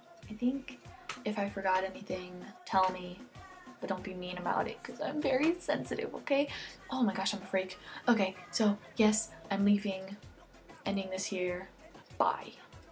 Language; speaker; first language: English; native; English